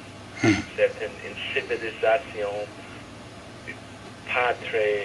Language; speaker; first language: French; non-native, fluent; English